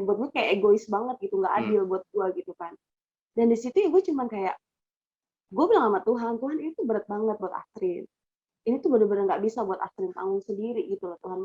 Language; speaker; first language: Indonesian; native; Indonesian